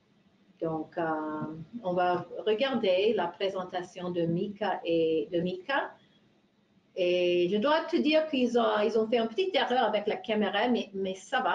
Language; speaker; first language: French; non-native, fluent; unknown